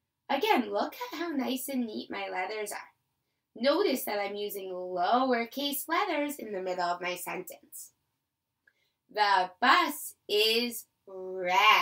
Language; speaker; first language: English; native; English